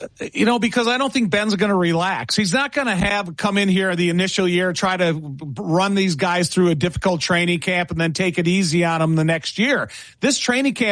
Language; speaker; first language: English; native; English